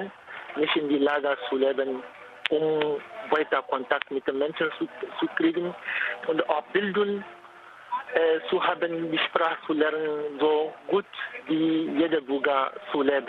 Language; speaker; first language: German; non-native, fluent; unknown